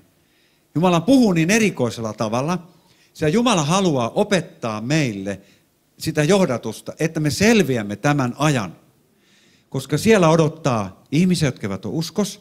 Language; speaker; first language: Finnish; non-native, fluent; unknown